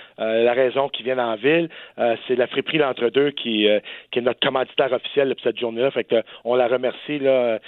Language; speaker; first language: French; native; French